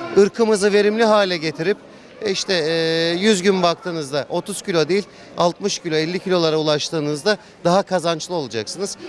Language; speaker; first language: Turkish; native; Turkish